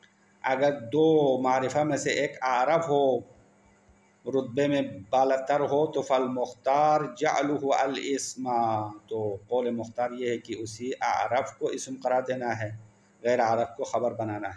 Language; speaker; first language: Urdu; non-native, local second language; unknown